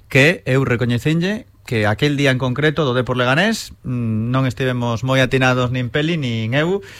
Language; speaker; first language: Galician; native; Galician